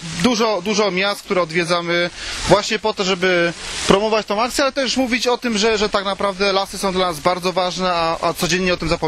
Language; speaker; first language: Polish; native; Polish